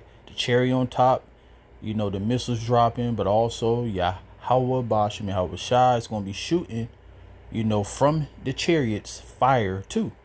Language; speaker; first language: English; native; English